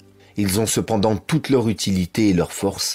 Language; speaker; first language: French; native; French